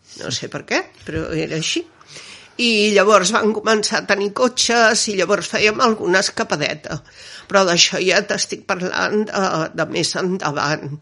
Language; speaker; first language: Catalan; native; Catalan